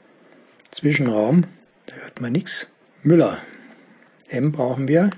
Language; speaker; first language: German; native; German